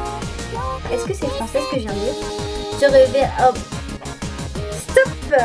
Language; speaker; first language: French; native; French